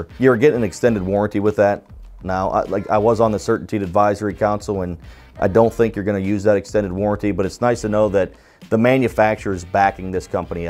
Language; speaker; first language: English; native; English